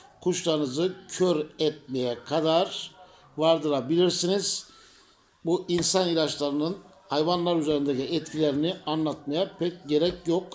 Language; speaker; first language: Turkish; native; Turkish